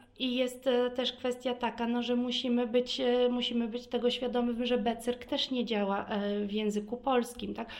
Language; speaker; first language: Polish; early bilingual, heritage; Polish